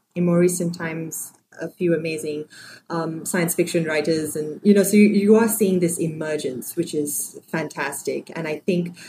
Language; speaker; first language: English; non-native, local second language; Sinhala